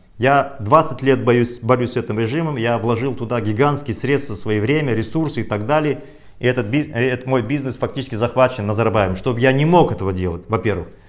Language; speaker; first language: Russian; non-native, local second language; Kazakh